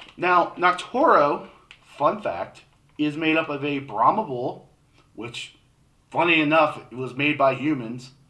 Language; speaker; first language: English; native; English